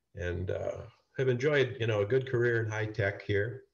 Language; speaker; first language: English; native; English